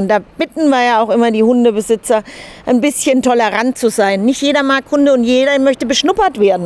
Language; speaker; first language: German; native; German